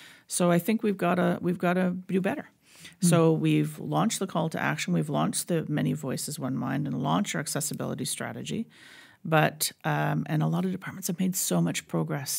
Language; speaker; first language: English; native; English